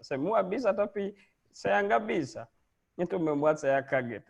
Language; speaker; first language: Indonesian; non-native, learner; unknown